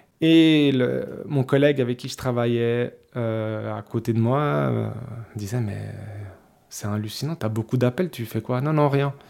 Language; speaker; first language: French; early bilingual, other home language; Spanish